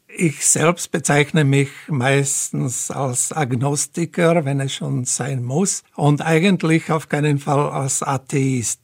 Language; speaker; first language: German; native; German